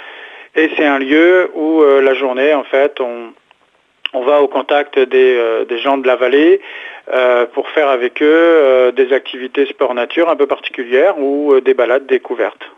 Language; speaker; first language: French; native; French